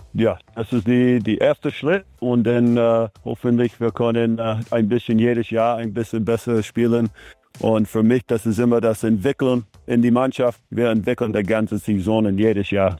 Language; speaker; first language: German; non-native, fluent; English